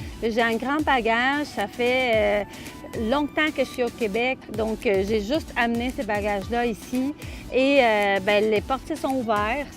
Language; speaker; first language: French; non-native, fluent; Spanish